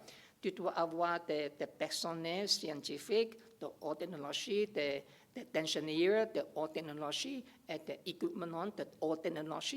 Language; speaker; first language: French; non-native, learner; English